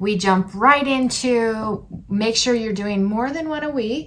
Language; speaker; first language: English; native; English